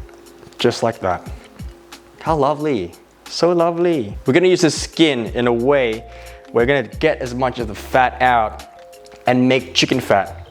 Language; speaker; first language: English; native; English